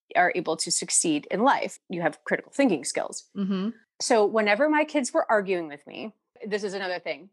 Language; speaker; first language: English; native; English